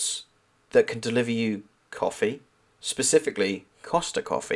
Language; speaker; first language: English; native; English